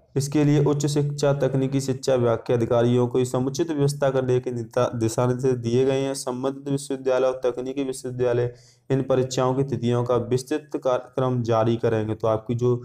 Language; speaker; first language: Hindi; native; Hindi